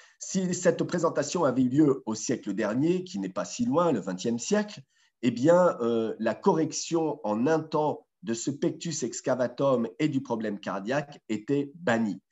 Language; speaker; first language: French; native; French